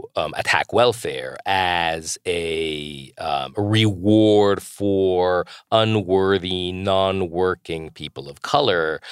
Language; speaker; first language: English; non-native, fluent; Spanish